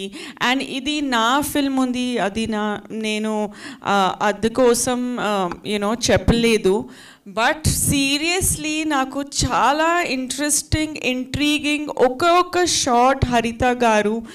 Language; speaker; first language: Telugu; non-native, fluent; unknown